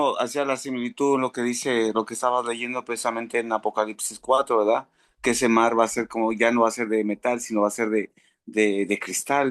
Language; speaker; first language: Spanish; native; Spanish